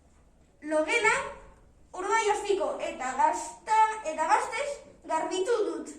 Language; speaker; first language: Basque; non-native, learner; Spanish